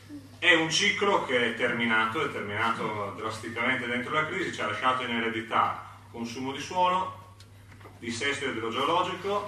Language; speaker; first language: Italian; native; Italian